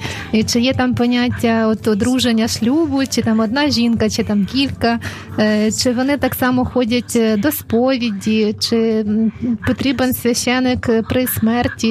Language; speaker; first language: Russian; non-native, fluent; Polish